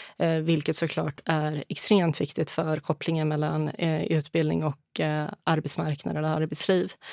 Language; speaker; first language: Swedish; early bilingual, other home language; Bosnian